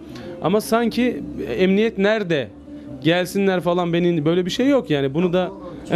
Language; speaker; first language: Turkish; native; Turkish